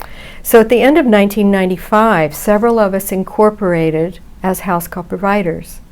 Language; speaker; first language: English; native; English